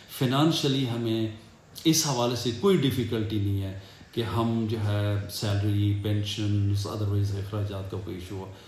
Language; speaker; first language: Urdu; non-native, local second language; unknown